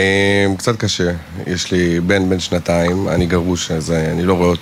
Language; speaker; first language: Hebrew; native; Hebrew